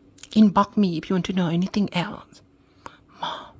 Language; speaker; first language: English; non-native, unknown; Thai